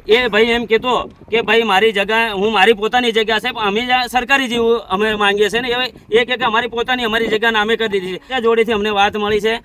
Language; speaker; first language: Gujarati; native; Gujarati